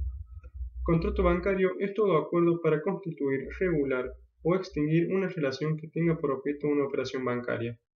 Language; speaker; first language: Spanish; native; Spanish